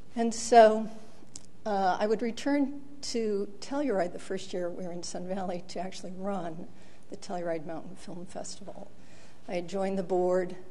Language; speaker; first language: English; native; English